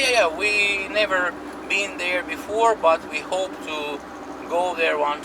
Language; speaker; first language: English; non-native, fluent; Russian